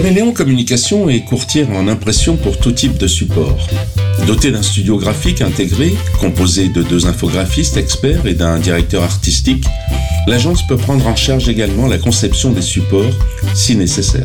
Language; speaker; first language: French; native; French